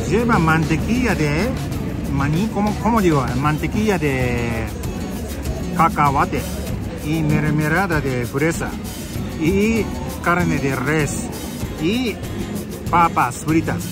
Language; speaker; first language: Spanish; non-native, learner; Japanese